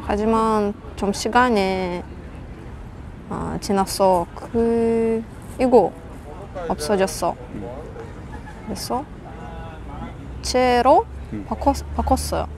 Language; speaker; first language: Korean; non-native, learner; Russian